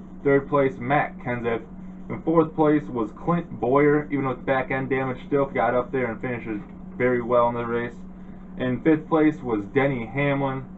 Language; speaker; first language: English; native; English